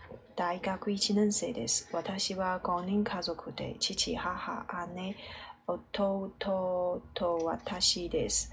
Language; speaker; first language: Japanese; non-native, learner; Chinese